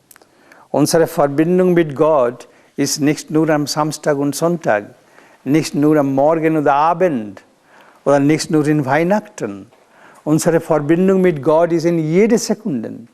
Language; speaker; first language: German; non-native, learner; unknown